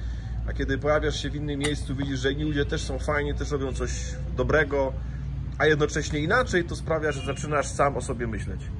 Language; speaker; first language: Polish; native; Polish